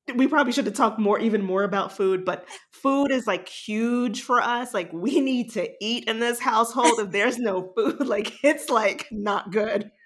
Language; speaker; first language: English; early bilingual, other home language; Haitian Creole